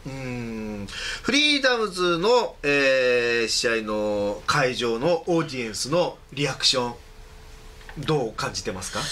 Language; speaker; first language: Japanese; native; Japanese